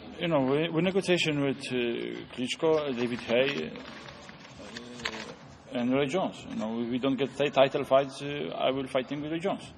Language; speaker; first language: English; non-native, learner; Polish